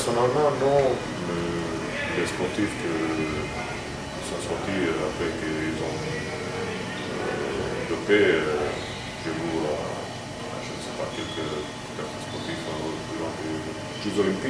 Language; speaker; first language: French; non-native, fluent; Croatian